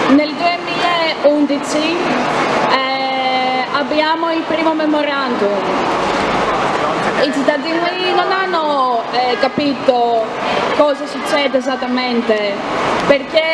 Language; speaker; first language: Italian; non-native, learner; Greek